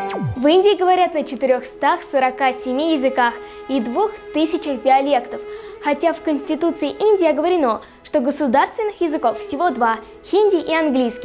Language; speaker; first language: Russian; native; Russian